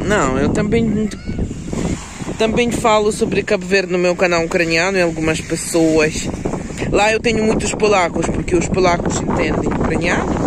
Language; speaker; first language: Portuguese; non-native, fluent; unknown